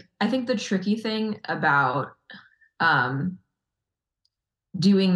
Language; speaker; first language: English; native; English